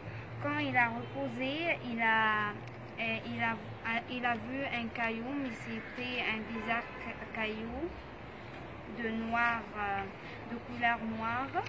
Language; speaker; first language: French; non-native, learner; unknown